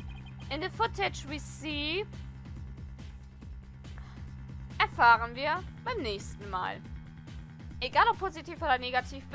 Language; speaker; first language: German; native; German